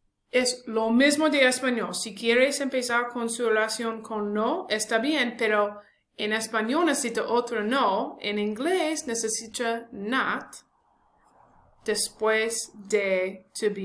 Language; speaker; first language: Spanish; non-native, learner; English